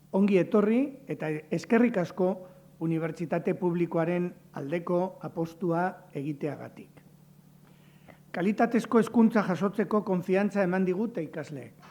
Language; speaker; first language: Basque; native; Basque